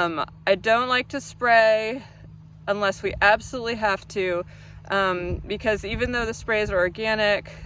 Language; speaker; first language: English; native; English